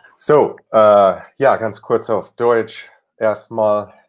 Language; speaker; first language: German; non-native, fluent; English